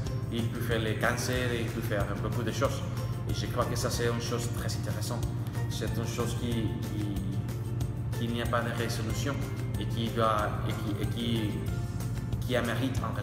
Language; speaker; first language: French; non-native, learner; Spanish